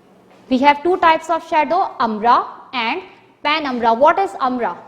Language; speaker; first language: English; non-native, local second language; Urdu